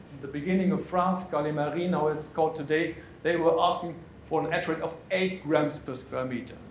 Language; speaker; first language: English; non-native, fluent; German